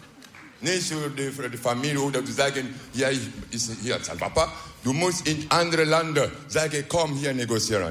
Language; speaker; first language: Dutch; non-native, learner; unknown